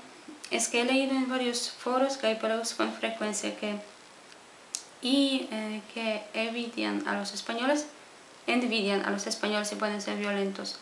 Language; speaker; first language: Spanish; non-native, fluent; Polish